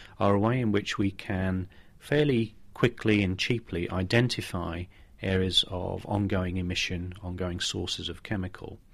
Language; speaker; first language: English; native; English